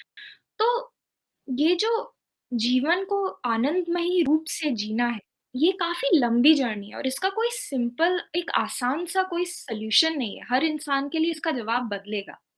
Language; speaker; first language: Hindi; native; Hindi